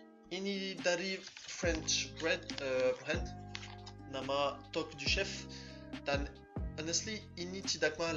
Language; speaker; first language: Indonesian; non-native, learner; French